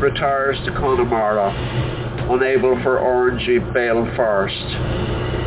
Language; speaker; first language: English; native; English